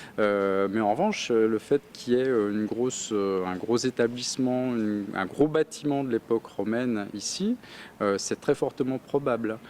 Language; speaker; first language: French; native; French